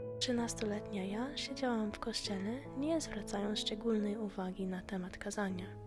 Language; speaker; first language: Polish; non-native, fluent; English